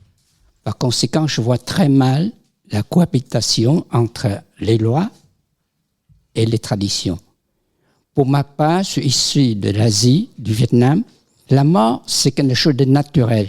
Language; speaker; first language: French; non-native, fluent; Vietnamese